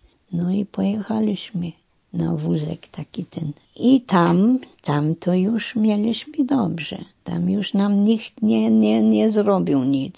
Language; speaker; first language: Polish; non-native, local second language; German